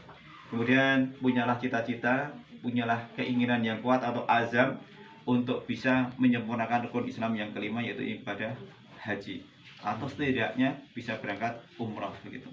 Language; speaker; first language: Indonesian; native; Indonesian